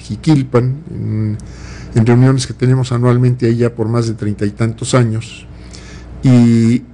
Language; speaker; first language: Spanish; native; Spanish